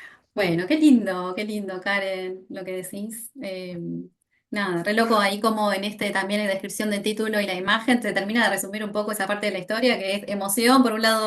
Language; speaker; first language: Spanish; native; Spanish